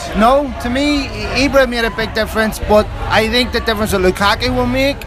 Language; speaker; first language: English; native; English